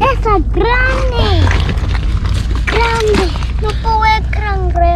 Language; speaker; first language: Spanish; non-native, learner; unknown